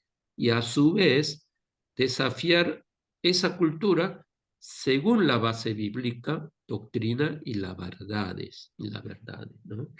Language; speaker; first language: Spanish; non-native, fluent; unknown